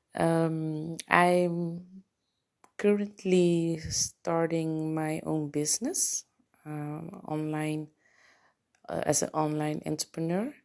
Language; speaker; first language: English; non-native, fluent; Papiamento